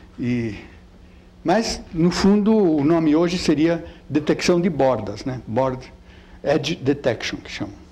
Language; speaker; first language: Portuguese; early bilingual, other home language; Italian